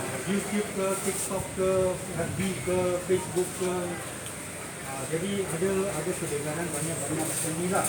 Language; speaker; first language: Malay; native; Malay